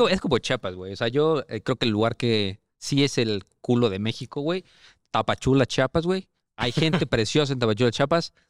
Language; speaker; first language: Spanish; native; Spanish